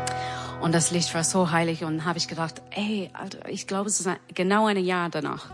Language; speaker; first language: German; non-native, learner; English